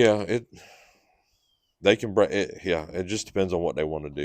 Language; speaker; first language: English; native; English